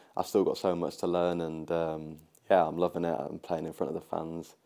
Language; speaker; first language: English; native; English